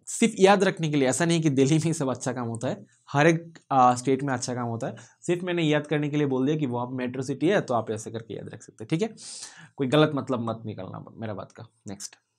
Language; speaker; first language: Hindi; non-native, local second language; Bangla